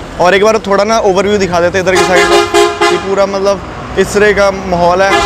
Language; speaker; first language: Hindi; non-native, local second language; Punjabi